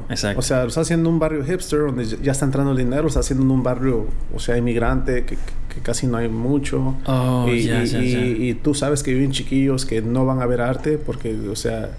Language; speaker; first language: Spanish; early bilingual, heritage; Spanish